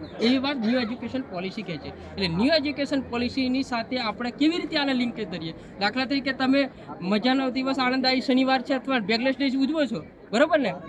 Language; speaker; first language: Gujarati; non-native, local second language; Rathawi